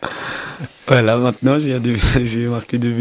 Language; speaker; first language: French; non-native, learner; Kabuverdianu